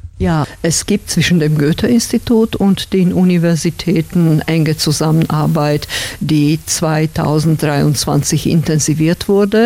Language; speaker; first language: German; non-native, fluent; Slovak